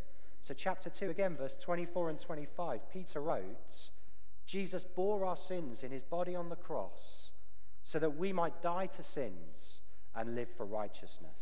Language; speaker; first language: English; native; English